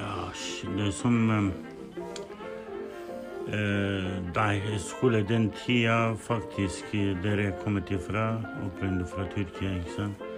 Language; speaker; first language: Norwegian; non-native, learner; Kurdish